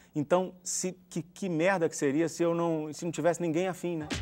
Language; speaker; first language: Portuguese; native; Portuguese